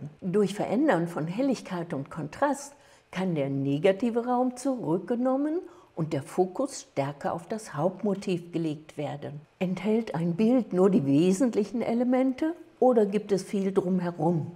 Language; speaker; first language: German; native; German